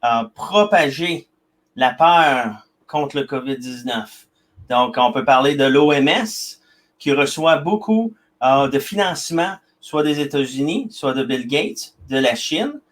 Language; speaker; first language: French; native; French